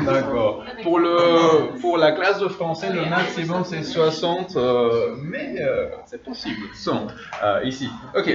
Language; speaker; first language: French; non-native, fluent; English